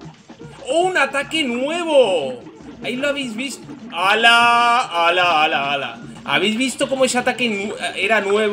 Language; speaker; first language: Spanish; native; Spanish